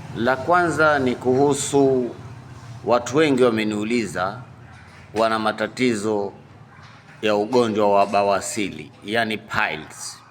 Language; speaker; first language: Swahili; native; Swahili